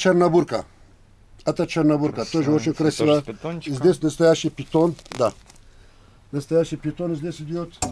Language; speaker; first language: Russian; non-native, learner; Turkish